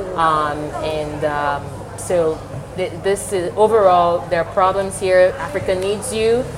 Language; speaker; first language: English; non-native, local second language; Yoruba